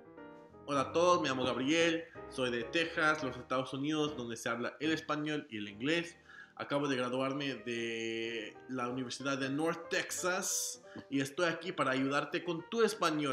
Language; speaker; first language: Spanish; non-native, fluent; English